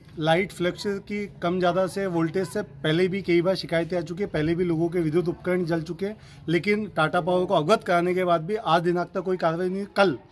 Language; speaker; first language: Hindi; native; Hindi